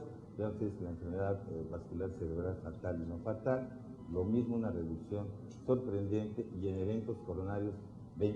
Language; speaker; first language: Spanish; native; Spanish